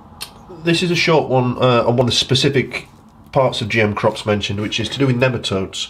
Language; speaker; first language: English; native; English